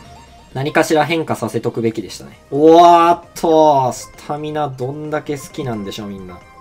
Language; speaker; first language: Japanese; native; Japanese